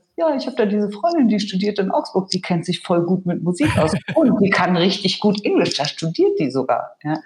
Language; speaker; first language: German; native; German